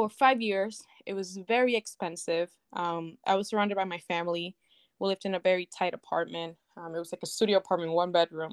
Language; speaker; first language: English; non-native, fluent; Spanish